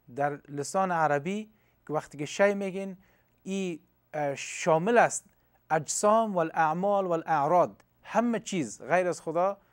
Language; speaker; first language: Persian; non-native, local second language; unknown